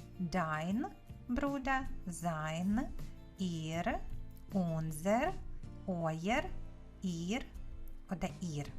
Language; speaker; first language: German; non-native, fluent; Ukrainian